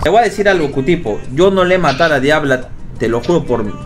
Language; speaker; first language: Spanish; native; Spanish